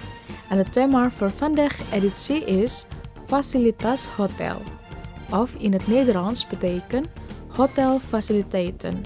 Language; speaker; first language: Dutch; non-native, learner; Indonesian